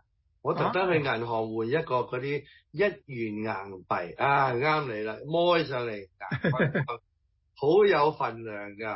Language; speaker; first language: Chinese; early bilingual, heritage; Cantonese